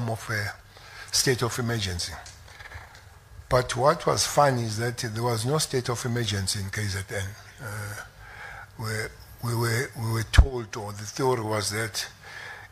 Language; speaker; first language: English; non-native, local second language; Zulu